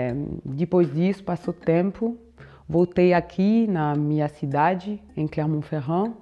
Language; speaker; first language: Portuguese; non-native, fluent; French